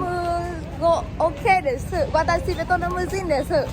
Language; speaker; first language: Japanese; non-native, learner; Vietnamese